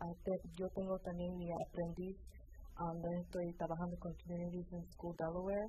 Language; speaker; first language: Spanish; early bilingual, heritage; Spanish